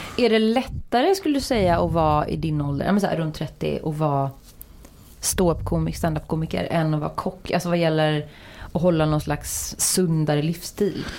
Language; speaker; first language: Swedish; native; Swedish